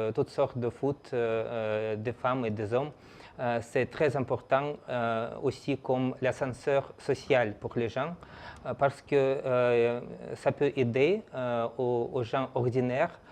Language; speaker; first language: French; non-native, fluent; Russian